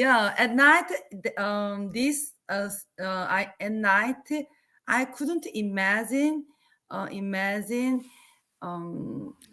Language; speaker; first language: English; non-native, learner; Korean